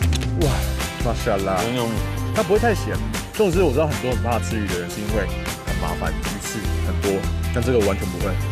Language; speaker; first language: Chinese; native; Chinese